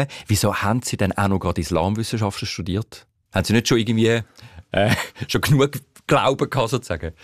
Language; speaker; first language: German; native; German